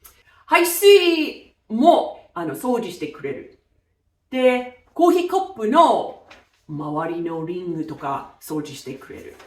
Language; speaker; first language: Japanese; non-native, fluent; English